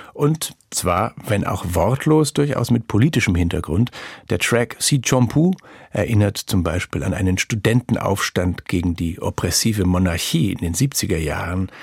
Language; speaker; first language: German; native; German